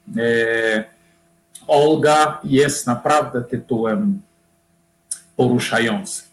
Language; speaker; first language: Polish; non-native, fluent; Portuguese